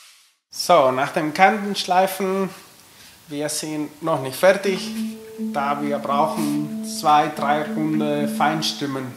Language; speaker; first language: German; non-native, fluent; Spanish